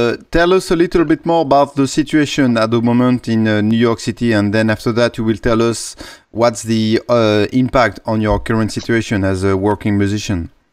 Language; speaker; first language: English; non-native, fluent; French